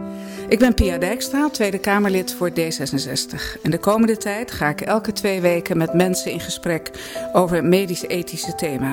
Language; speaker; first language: Dutch; native; Dutch